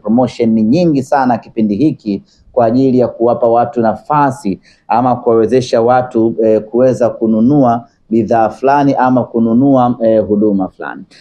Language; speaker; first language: Swahili; native; Swahili